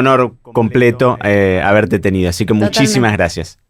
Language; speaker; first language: Spanish; native; Spanish